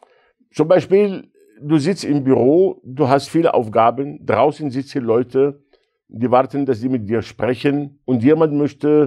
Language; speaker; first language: German; non-native, fluent; Arabic